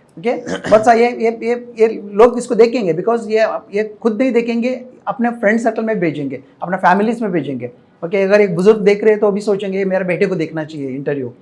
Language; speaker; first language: Hindi; non-native, local second language; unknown